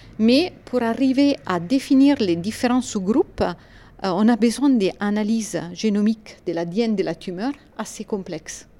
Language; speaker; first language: French; non-native, fluent; Italian